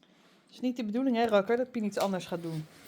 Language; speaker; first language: Dutch; native; Dutch